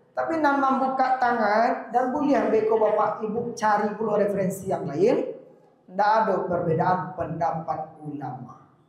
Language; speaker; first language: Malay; non-native, local second language; Minangkabau